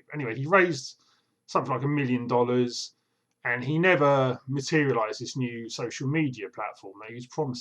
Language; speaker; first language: English; native; English